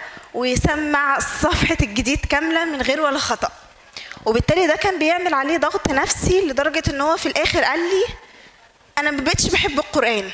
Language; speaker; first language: Arabic; native; Arabic